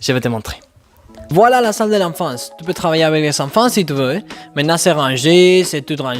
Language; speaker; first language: French; non-native, fluent; Spanish